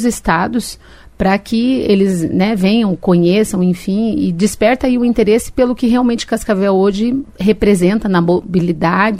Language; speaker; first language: Portuguese; native; Portuguese